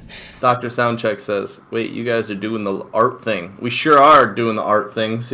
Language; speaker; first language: English; native; English